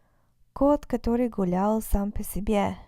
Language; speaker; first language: Russian; non-native, fluent; English